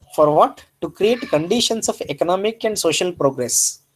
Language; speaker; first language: English; non-native, local second language; Kannada